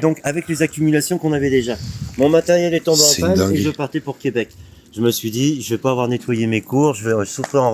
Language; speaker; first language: French; native; French